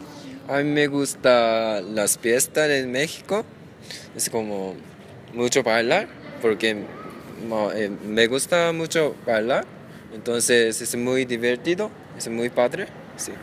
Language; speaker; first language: Spanish; non-native, learner; Korean